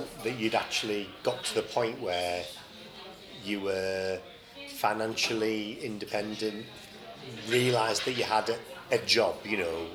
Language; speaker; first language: English; native; English